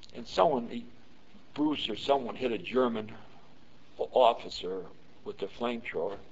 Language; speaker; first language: English; early bilingual, other home language; Yiddish